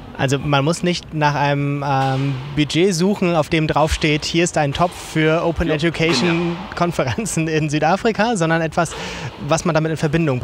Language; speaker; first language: German; native; German